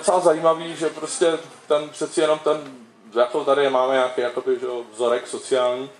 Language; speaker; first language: Czech; native; Czech